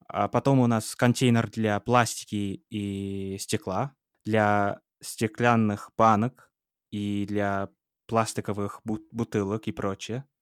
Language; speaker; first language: Russian; non-native, fluent; English